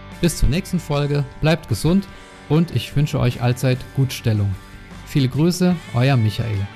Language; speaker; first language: German; native; German